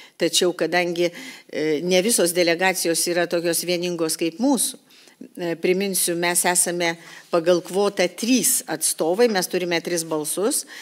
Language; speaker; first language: Lithuanian; native; Lithuanian